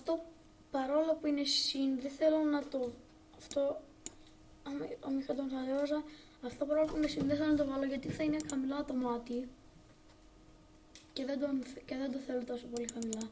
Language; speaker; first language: Greek; native; Greek